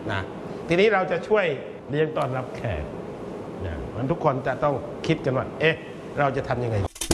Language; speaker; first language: Thai; native; Thai